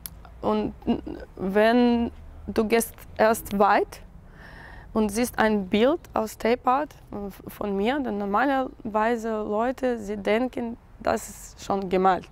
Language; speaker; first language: German; non-native, learner; Russian